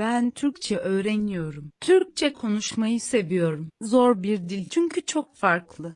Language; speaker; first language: Turkish; non-native, learner; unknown